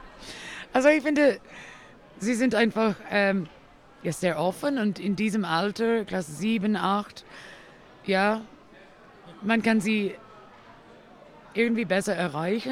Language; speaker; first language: German; non-native, learner; English